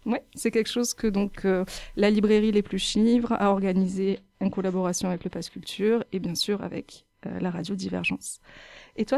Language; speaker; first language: French; native; French